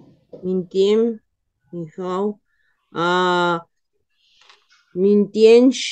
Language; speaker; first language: Chinese; non-native, learner; Spanish